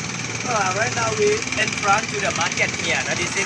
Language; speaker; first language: English; non-native, learner; Thai